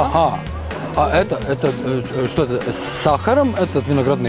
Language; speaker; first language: Russian; non-native, learner; Latvian